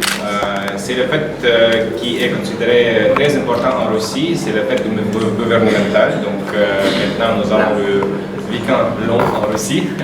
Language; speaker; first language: French; non-native, learner; Russian